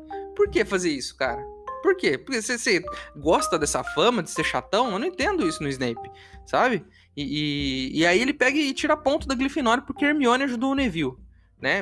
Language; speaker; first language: Portuguese; native; Portuguese